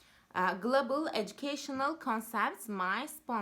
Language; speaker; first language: English; non-native, learner; Turkish